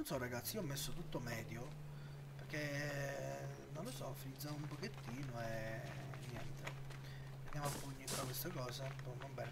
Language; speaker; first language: Italian; native; Italian